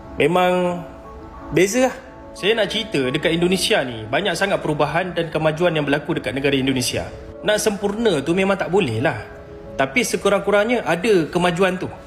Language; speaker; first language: Malay; native; Malay